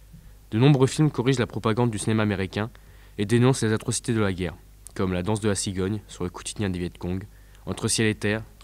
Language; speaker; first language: French; native; French